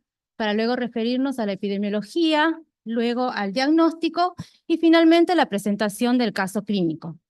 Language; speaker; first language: Spanish; native; Spanish